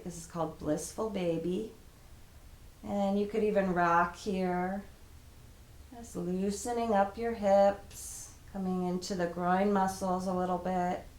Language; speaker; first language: English; native; English